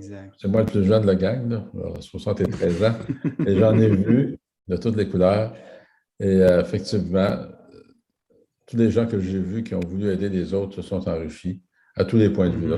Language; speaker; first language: French; native; French